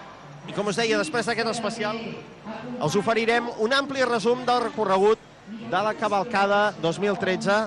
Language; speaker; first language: Catalan; native; Catalan